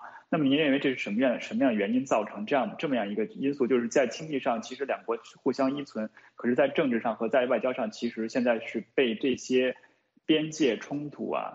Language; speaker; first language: Chinese; native; Chinese